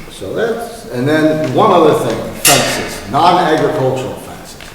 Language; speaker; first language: English; native; English